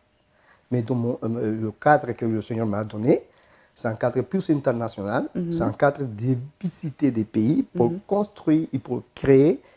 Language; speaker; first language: French; non-native, fluent; Spanish